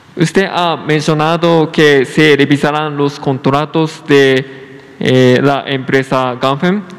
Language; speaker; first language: Spanish; non-native, fluent; Japanese